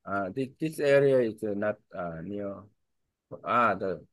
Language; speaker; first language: English; non-native, learner; Korean